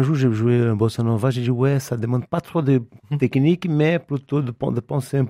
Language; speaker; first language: French; non-native, fluent; Portuguese